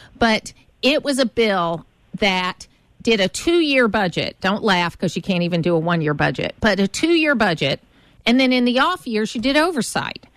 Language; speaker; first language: English; native; English